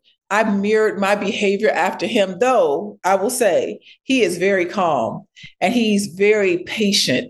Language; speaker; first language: English; native; English